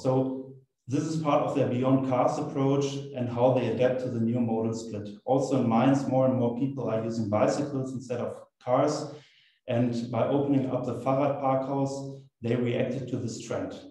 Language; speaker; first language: English; non-native, fluent; German